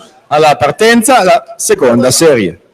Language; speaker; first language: Italian; native; Italian